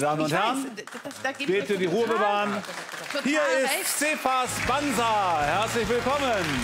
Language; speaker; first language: German; native; German